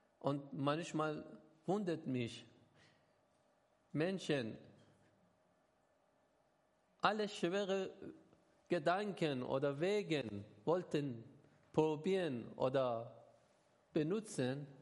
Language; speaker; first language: German; non-native, learner; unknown